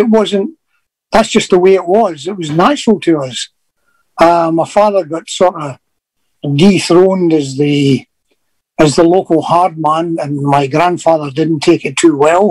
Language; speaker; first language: English; native; English